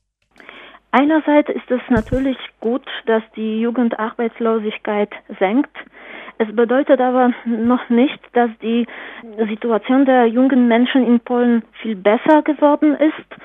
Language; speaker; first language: German; non-native, fluent; Polish